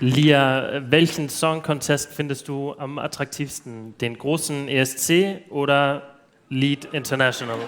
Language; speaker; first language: German; native; German